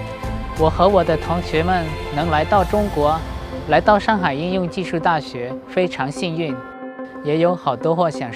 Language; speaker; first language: Chinese; non-native, learner; Lao